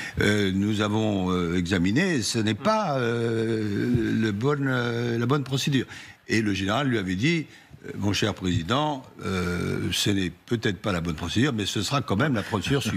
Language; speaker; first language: French; native; French